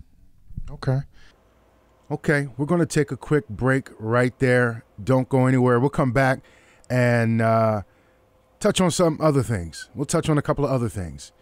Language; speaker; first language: English; native; English